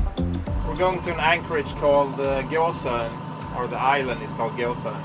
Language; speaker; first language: English; non-native, fluent; Swedish